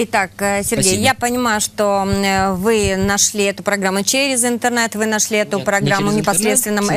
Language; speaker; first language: Russian; native; Russian